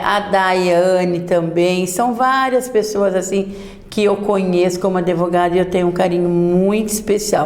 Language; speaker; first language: Portuguese; native; Portuguese